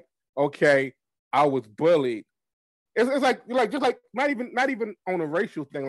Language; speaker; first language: English; native; English